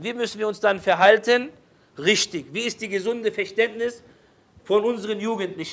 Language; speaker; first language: German; non-native, fluent; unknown